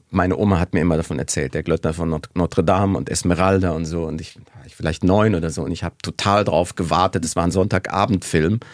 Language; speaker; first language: German; native; German